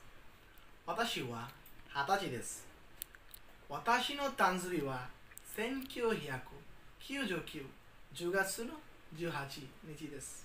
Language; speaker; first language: Japanese; non-native, learner; Bangla